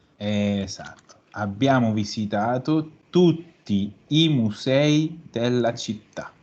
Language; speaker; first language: Italian; non-native, fluent; Spanish